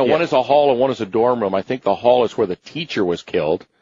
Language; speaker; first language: English; native; English